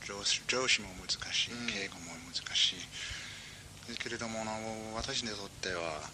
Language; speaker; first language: Japanese; non-native, learner; English